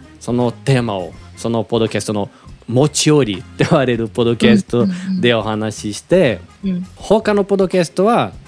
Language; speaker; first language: Japanese; non-native, learner; Portuguese